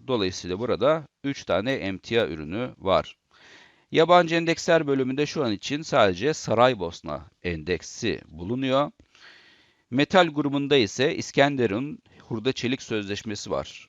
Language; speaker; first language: Turkish; native; Turkish